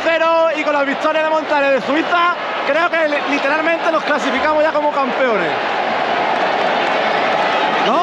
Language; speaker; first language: Spanish; native; Spanish